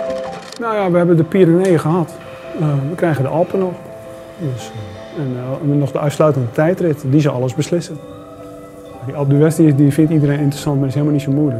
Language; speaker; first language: Dutch; native; Dutch